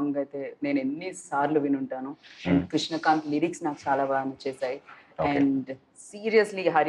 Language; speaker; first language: Telugu; native; Telugu